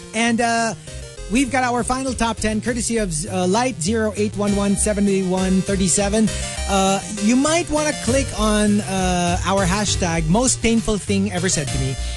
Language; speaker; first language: English; non-native, local second language; Filipino